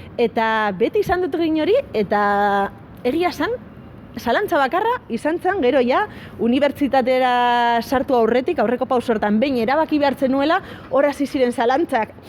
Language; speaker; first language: Basque; non-native, local second language; Spanish